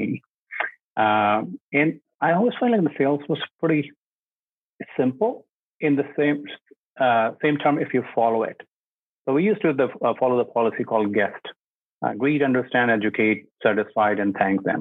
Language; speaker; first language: English; non-native, local second language; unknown